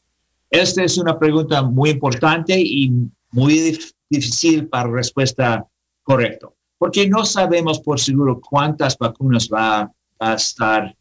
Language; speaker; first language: Spanish; non-native, learner; English